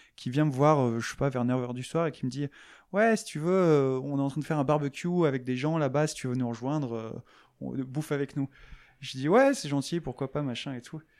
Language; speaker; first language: French; native; French